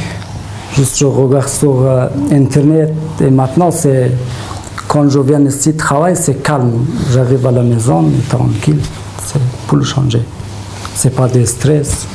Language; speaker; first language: French; non-native, learner; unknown